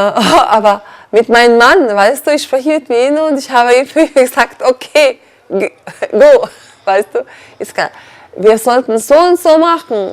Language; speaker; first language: German; non-native, learner; Arabic